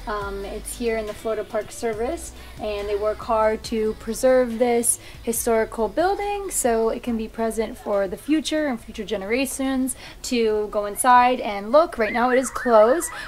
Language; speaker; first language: English; native; English